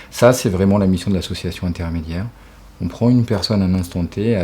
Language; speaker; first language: French; native; French